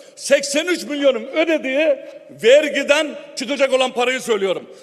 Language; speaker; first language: Turkish; native; Turkish